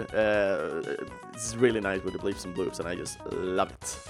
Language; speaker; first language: English; non-native, fluent; Swedish